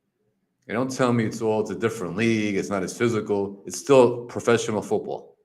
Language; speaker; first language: English; native; English